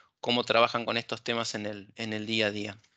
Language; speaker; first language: Spanish; native; Spanish